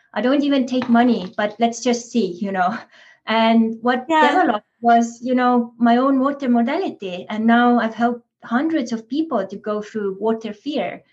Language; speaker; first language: English; non-native, fluent; Estonian